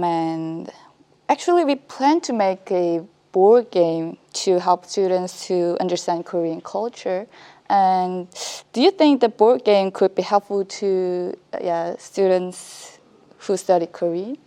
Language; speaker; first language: English; non-native, fluent; Korean